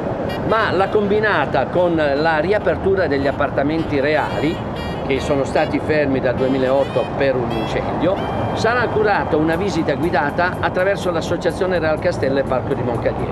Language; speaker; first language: Italian; native; Italian